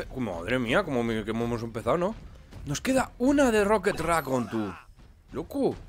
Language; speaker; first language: Spanish; native; Spanish